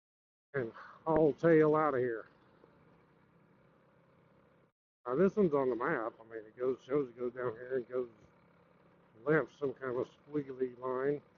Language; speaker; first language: English; native; English